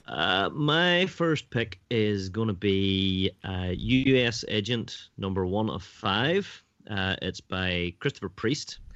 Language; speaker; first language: English; native; English